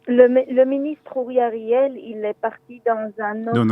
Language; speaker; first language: French; non-native, fluent; Hebrew